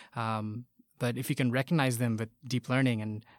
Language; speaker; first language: English; non-native, local second language; Bangla